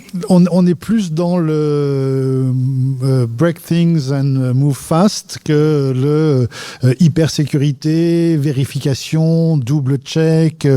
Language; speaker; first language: French; native; French